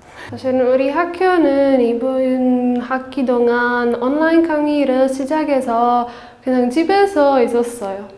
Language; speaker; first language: Korean; non-native, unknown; Czech